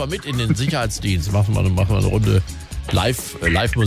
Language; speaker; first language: German; native; German